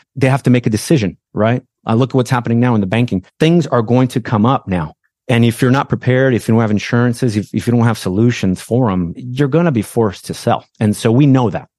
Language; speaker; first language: English; non-native, fluent; Portuguese